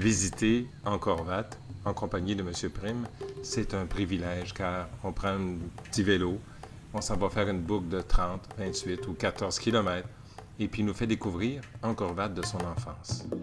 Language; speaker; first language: French; native; French